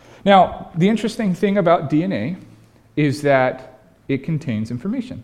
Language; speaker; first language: English; native; English